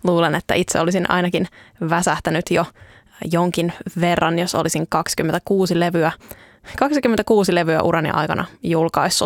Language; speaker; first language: Finnish; native; Finnish